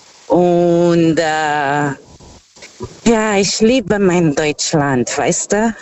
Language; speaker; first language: German; non-native, fluent; Portuguese